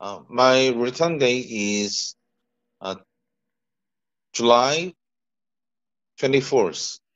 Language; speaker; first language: English; non-native, learner; Korean